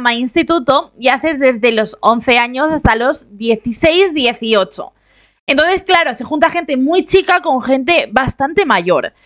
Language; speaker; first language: Spanish; native; Spanish